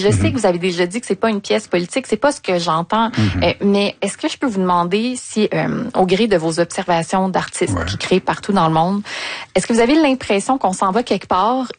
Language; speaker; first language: French; native; French